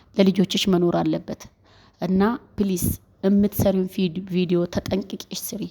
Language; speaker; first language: Amharic; non-native, local second language; Oromo